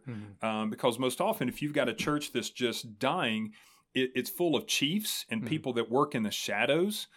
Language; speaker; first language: English; native; English